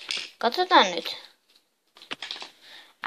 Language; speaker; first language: Finnish; native; Finnish